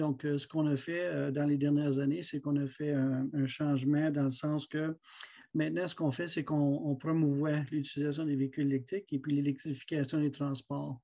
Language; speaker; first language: French; native; French